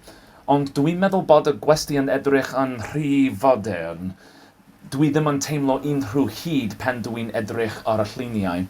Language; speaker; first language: Welsh; non-native, learner; English